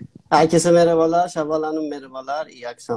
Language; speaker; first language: Turkish; non-native, fluent; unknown